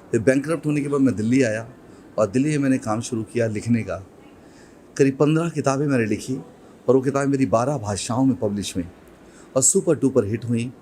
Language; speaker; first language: Hindi; native; Hindi